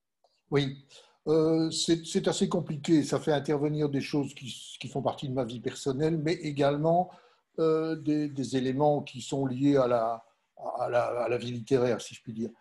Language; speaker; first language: French; native; French